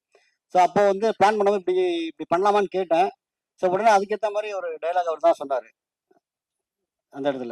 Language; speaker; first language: Tamil; native; Tamil